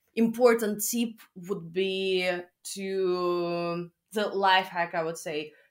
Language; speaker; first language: English; non-native, fluent; Russian